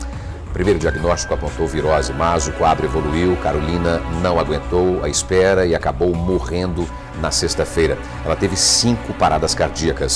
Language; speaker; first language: Portuguese; native; Portuguese